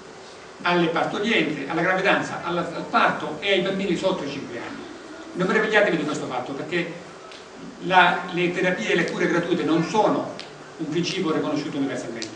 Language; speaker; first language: Italian; native; Italian